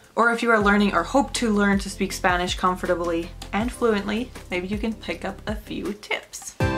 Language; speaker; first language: English; native; English